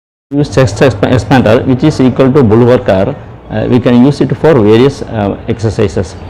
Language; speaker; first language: English; non-native, local second language; Malayalam